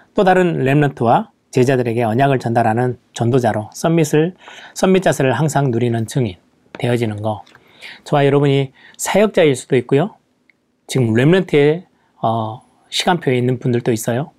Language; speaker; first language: Korean; native; Korean